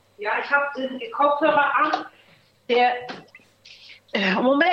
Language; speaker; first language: German; native; German